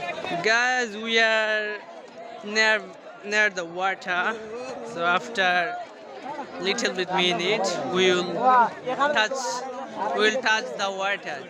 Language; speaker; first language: English; non-native, learner; Bangla